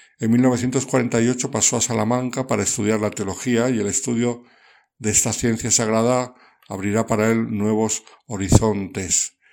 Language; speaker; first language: Spanish; native; Spanish